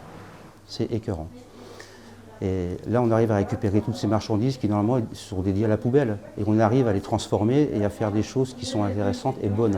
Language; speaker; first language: French; native; French